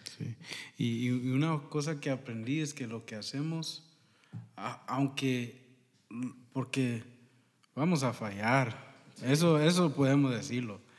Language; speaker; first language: Spanish; early bilingual, heritage; Spanish